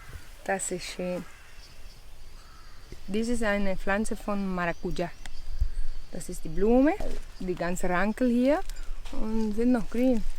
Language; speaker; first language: German; early bilingual, heritage; German